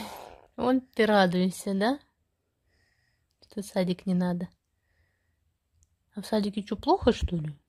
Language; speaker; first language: Russian; native; Russian